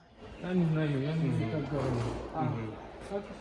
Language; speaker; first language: Russian; non-native, learner; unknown